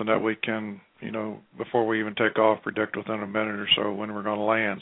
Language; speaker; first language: English; native; English